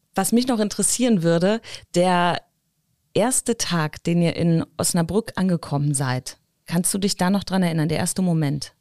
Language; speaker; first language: German; native; German